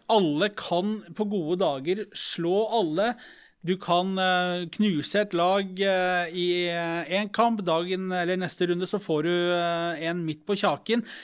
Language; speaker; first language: Norwegian; native; Norwegian